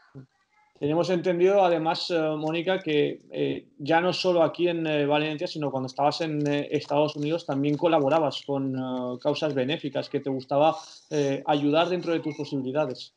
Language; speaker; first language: Spanish; native; Spanish